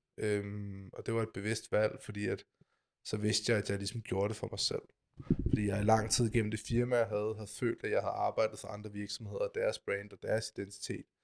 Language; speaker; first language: Danish; native; Danish